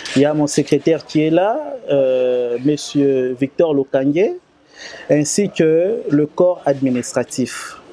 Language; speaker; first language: French; non-native, local second language; Lingala